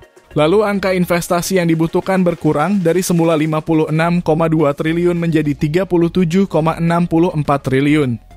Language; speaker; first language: Indonesian; native; Indonesian